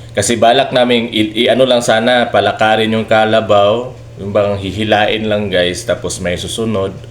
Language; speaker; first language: Filipino; non-native, local second language; Cebuano